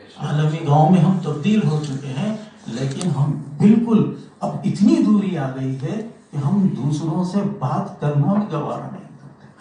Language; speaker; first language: Urdu; native; Urdu